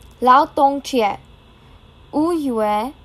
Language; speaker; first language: Chinese; non-native, learner; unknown